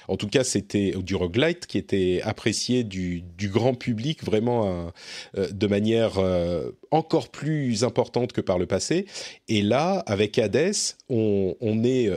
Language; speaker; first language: French; native; French